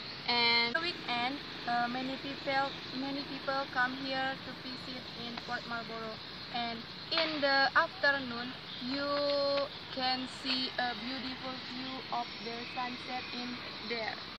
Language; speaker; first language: English; non-native, learner; Indonesian